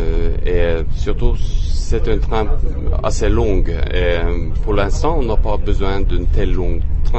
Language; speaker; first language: French; non-native, fluent; Norwegian